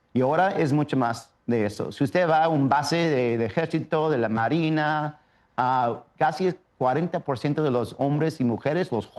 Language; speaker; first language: Spanish; early bilingual, heritage; Spanish